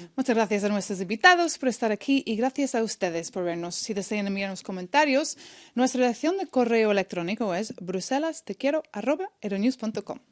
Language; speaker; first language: Spanish; non-native, fluent; English